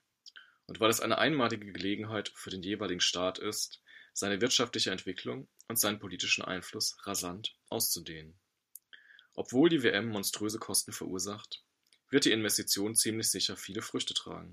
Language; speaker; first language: German; native; German